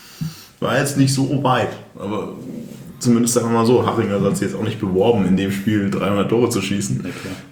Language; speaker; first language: German; native; German